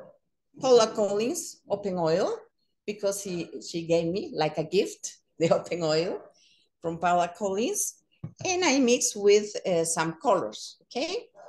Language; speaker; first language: English; non-native, learner; Spanish